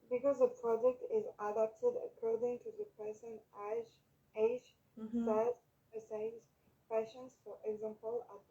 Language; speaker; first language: English; non-native, learner; French